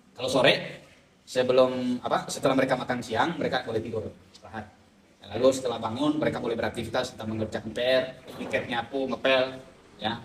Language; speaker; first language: Indonesian; non-native, local second language; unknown